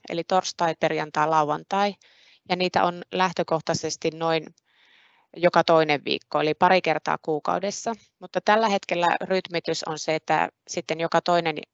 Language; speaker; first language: Finnish; native; Finnish